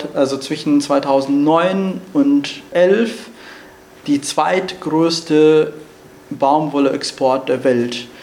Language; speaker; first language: German; non-native, fluent; Arabic